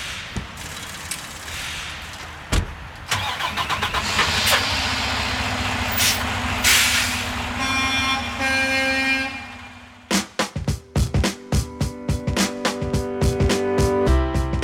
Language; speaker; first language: English; native; English